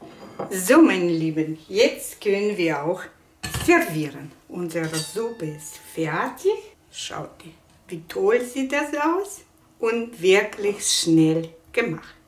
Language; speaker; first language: German; non-native, fluent; Russian